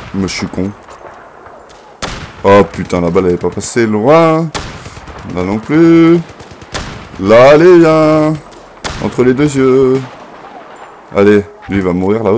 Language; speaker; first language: French; native; French